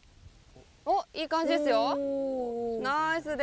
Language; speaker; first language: Japanese; native; Japanese